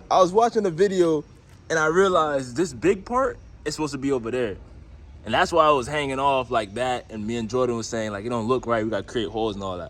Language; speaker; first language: English; native; English